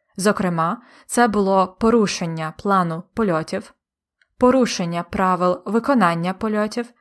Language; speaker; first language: Ukrainian; native; Ukrainian